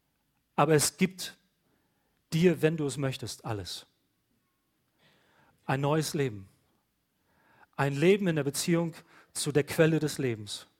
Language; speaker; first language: German; native; German